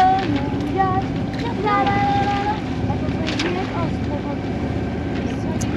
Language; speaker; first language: French; native; French